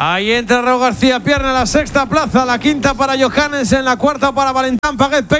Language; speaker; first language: Spanish; native; Spanish